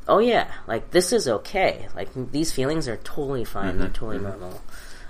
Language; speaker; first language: English; early bilingual, other home language; Cantonese